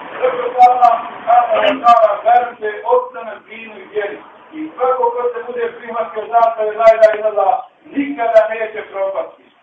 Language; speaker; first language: Bosnian; native; Bosnian